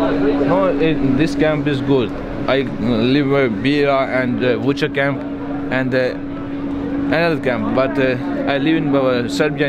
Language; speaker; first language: English; non-native, learner; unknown